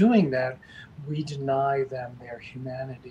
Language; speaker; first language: English; native; English